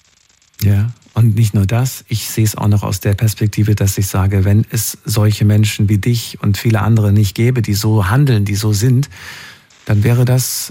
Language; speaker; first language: German; native; German